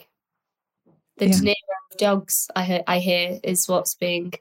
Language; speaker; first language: English; native; English